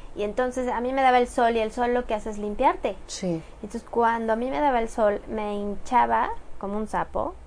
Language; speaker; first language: Spanish; native; Spanish